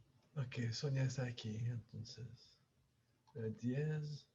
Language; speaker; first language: Spanish; non-native, learner; French